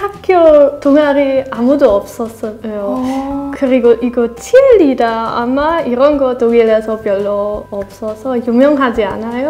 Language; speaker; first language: Korean; non-native, learner; German